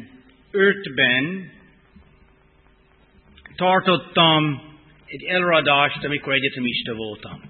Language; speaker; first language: Hungarian; non-native, fluent; English